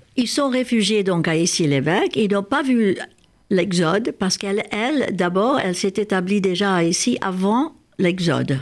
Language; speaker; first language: French; non-native, fluent; Hungarian